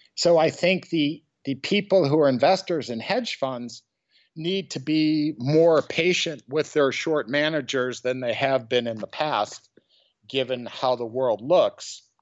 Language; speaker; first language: English; native; English